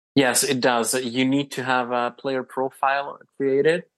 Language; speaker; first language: English; non-native, fluent; Czech